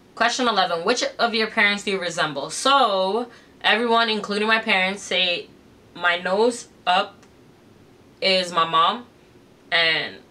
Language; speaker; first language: English; native; English